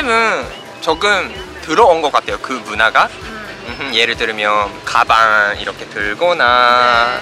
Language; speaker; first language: Korean; non-native, fluent; Japanese